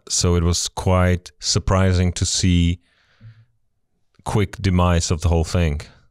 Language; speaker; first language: English; non-native, fluent; Czech